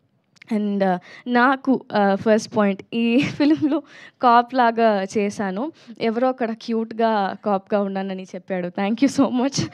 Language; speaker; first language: Telugu; non-native, learner; Tamil